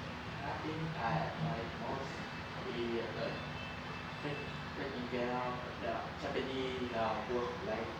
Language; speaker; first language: English; non-native, learner; Vietnamese